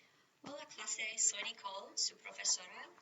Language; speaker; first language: Spanish; non-native, fluent; English